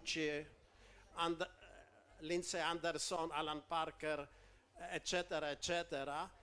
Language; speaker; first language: Italian; non-native, learner; Polish